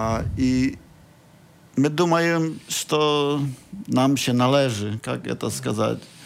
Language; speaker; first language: Russian; non-native, learner; Polish